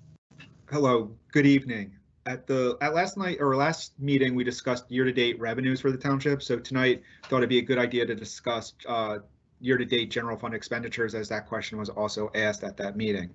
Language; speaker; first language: English; native; English